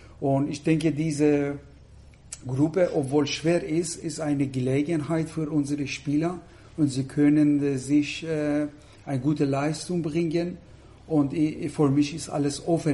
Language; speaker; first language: German; non-native, learner; Persian